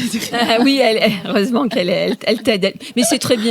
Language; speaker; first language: French; native; French